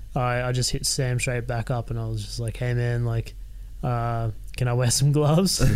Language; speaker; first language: English; native; English